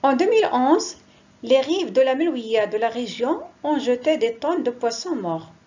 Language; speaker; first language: French; non-native, local second language; Arabic